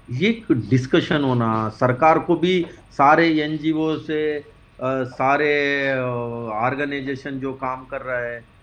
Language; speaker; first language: Hindi; non-native, local second language; Kannada